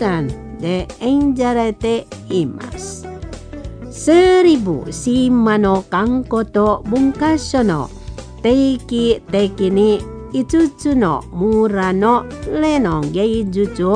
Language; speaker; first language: Japanese; non-native, fluent; Indonesian